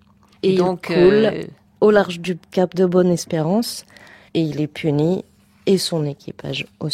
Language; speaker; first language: French; native; French